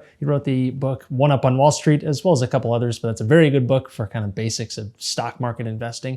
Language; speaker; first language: English; native; English